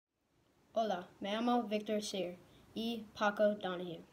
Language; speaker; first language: Spanish; non-native, learner; English